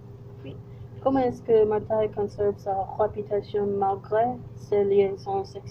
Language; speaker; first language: French; non-native, learner; English